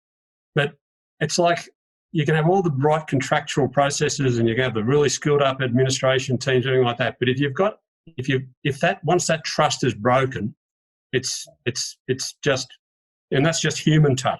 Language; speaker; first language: English; native; English